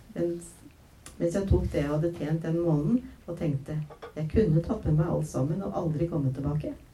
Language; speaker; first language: Norwegian; native; Norwegian